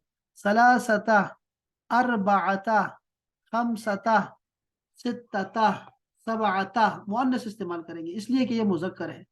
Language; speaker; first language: Urdu; native; Urdu